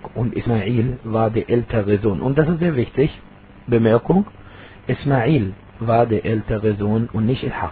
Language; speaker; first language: German; non-native, fluent; Arabic